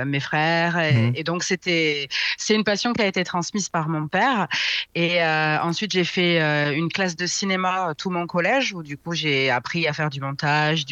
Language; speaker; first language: French; native; French